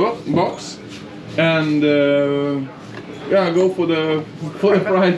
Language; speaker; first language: English; non-native, fluent; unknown